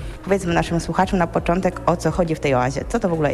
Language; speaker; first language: Polish; native; Polish